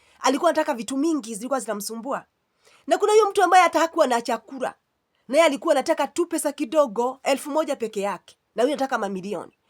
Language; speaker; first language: Swahili; non-native, local second language; Kikuyu